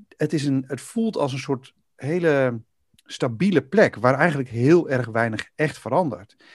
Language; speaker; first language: Dutch; native; Dutch